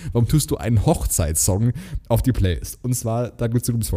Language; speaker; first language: German; native; German